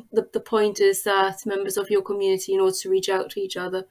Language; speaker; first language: English; non-native, fluent; German